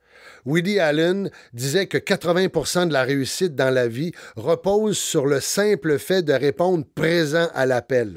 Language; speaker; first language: French; native; French